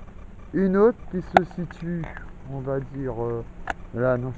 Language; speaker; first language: French; native; French